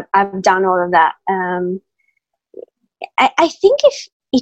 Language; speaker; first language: English; native; English